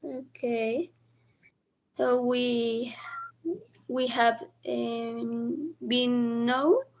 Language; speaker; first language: English; non-native, learner; Spanish